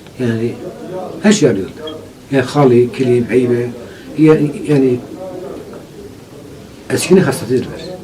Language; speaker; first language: Turkish; non-native, local second language; Kurdish